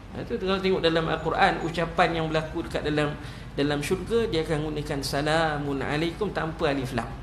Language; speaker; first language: Malay; native; Malay